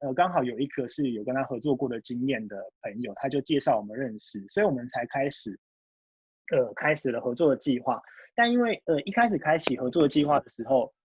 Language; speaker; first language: Chinese; early bilingual, heritage; Japanese